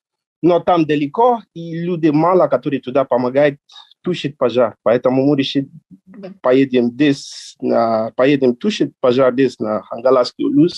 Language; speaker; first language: Russian; non-native, learner; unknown